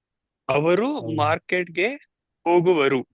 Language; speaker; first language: Kannada; non-native, learner; Telugu